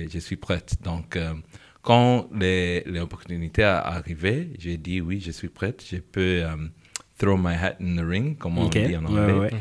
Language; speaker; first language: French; non-native, learner; English